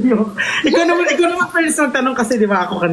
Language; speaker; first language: Filipino; native; Filipino